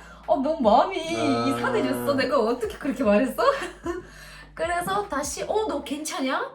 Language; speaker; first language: Korean; non-native, learner; Russian